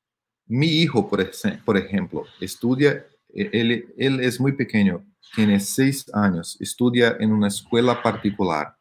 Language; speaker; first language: Spanish; non-native, fluent; Portuguese